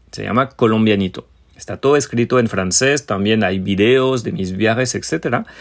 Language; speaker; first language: Spanish; non-native, fluent; French